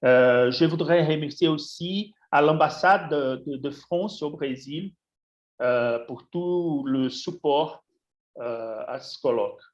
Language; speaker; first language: French; non-native, fluent; Portuguese